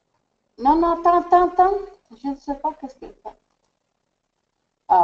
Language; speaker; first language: French; non-native, fluent; Spanish